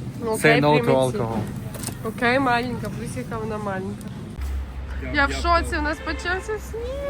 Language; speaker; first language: Ukrainian; native; Ukrainian